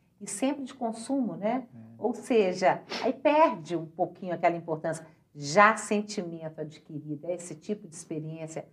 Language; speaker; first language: Portuguese; native; Portuguese